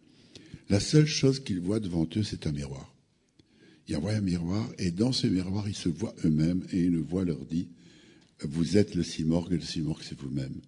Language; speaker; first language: French; native; French